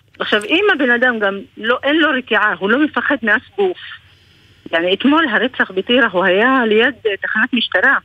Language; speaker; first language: Hebrew; non-native, local second language; Arabic